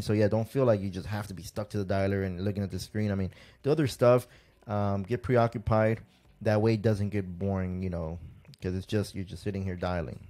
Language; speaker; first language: English; early bilingual, other home language; Spanish